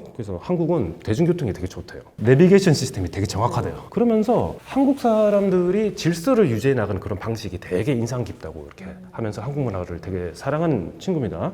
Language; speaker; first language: Korean; native; Korean